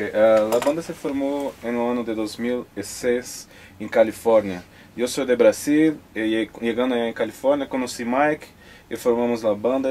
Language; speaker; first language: Spanish; non-native, fluent; Portuguese